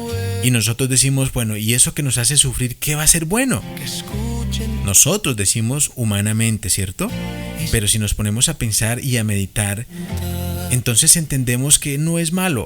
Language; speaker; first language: Spanish; native; Spanish